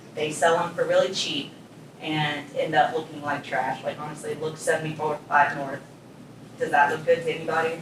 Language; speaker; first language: English; native; English